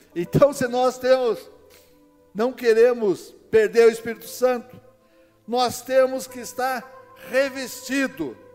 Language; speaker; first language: Portuguese; native; Portuguese